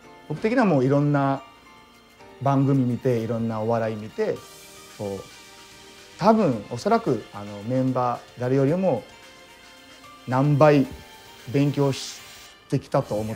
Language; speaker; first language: Japanese; early bilingual, other home language; Filipino